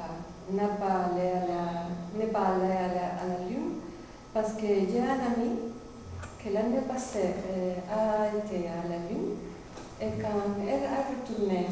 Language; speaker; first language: French; non-native, learner; Spanish